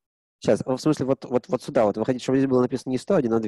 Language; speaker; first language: Russian; native; Russian